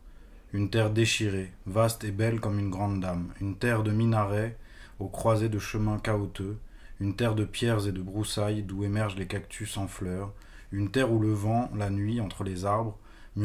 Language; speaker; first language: French; native; French